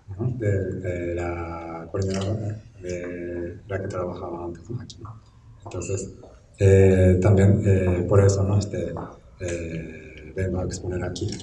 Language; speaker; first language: Spanish; non-native, fluent; Japanese